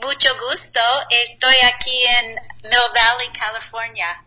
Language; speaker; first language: Spanish; non-native, learner; English